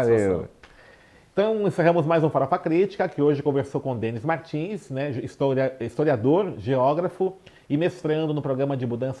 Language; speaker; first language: Portuguese; native; Portuguese